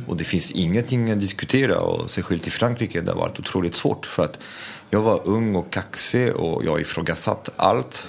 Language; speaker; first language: Swedish; non-native, fluent; French